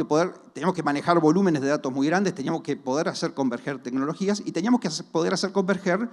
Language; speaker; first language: Spanish; native; Spanish